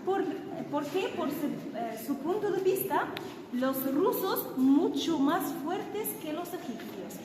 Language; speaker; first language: Spanish; non-native, fluent; Arabic